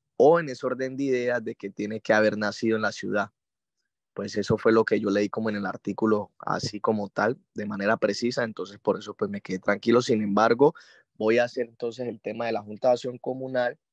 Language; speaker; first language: Spanish; native; Spanish